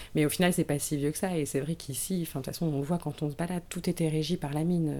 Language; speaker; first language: French; native; French